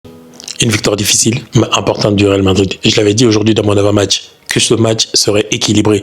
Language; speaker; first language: French; native; French